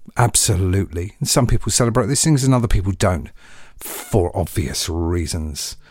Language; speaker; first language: English; native; English